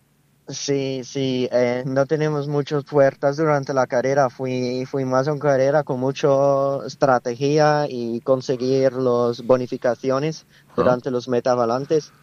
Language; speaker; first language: Spanish; non-native, learner; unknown